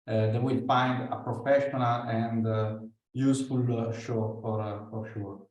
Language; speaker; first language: English; non-native, fluent; Italian